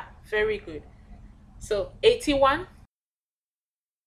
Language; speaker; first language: English; non-native, local second language; Igbo